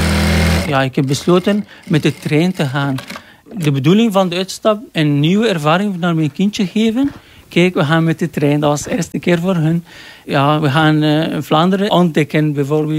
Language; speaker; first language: Dutch; non-native, learner; Arabic